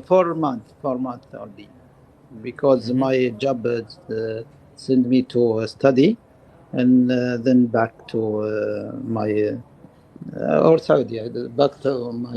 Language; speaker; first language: English; non-native, learner; Arabic